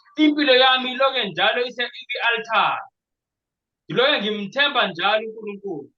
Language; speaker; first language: Zulu; native; Zulu